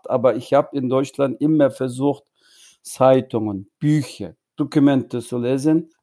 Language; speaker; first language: German; non-native, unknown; Uyghur